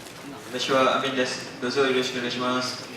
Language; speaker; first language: Japanese; non-native, learner; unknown